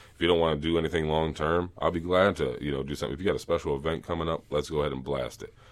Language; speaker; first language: English; native; English